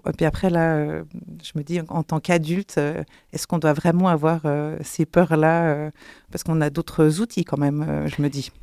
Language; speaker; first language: French; non-native, local second language; German